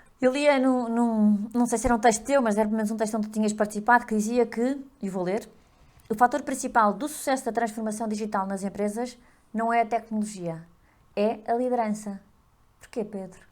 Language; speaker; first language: Portuguese; native; Portuguese